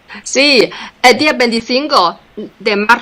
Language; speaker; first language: Spanish; non-native, fluent; Chinese